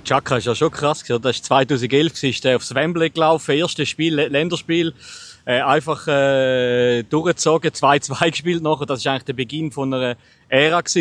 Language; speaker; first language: German; native; German